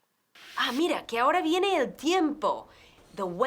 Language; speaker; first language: Spanish; native; Spanish